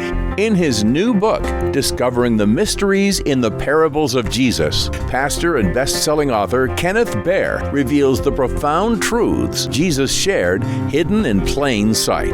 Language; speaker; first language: English; native; English